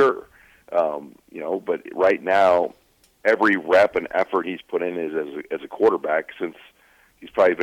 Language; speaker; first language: English; native; English